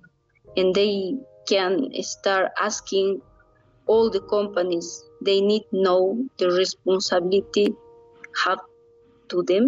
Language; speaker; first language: English; non-native, learner; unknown